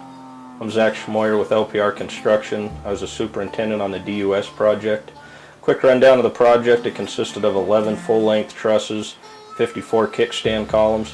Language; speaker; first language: English; native; English